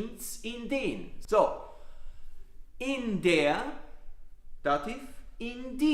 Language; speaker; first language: German; non-native, fluent; Italian